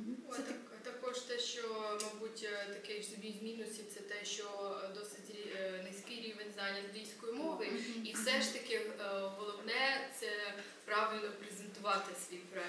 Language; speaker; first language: Ukrainian; native; Ukrainian